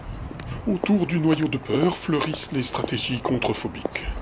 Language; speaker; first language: French; native; French